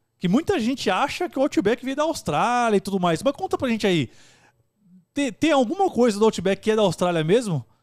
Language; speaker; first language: Portuguese; native; Portuguese